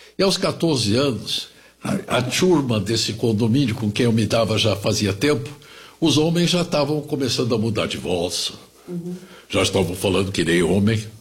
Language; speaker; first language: Portuguese; early bilingual, other home language; German